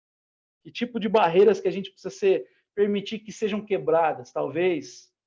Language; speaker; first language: Portuguese; native; Portuguese